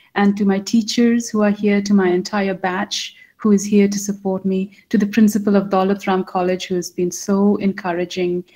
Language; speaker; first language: English; non-native, local second language; Hindi